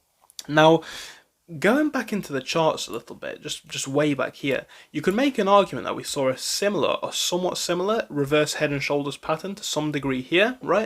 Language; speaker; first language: English; native; English